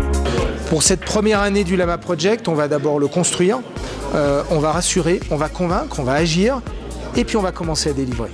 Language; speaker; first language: French; native; French